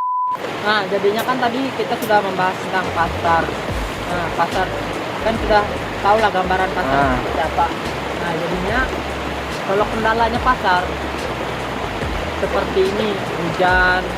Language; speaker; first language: Indonesian; native; Indonesian